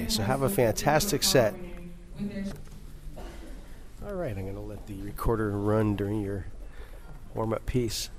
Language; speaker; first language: English; native; English